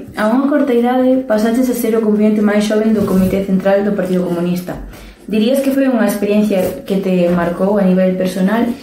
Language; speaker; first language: Galician; non-native, local second language; Spanish